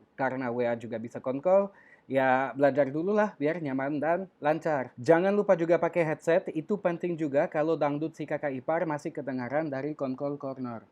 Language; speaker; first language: Indonesian; non-native, fluent; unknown